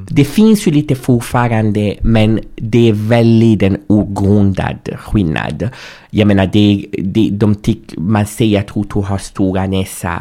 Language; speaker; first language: Swedish; non-native, fluent; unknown